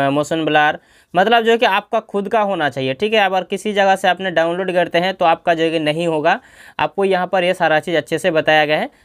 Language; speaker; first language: Hindi; native; Hindi